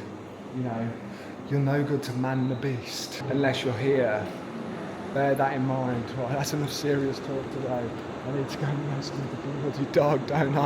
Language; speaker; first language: English; native; English